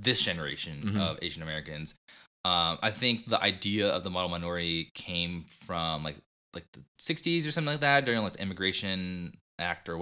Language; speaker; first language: English; early bilingual, other home language; Vietnamese